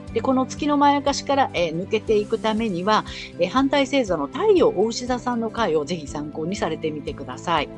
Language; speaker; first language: Japanese; native; Japanese